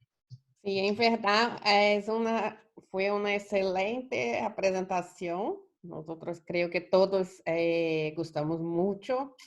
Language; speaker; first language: Spanish; non-native, learner; Portuguese